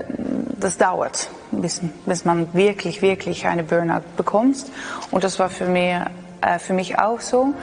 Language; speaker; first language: German; non-native, learner; Dutch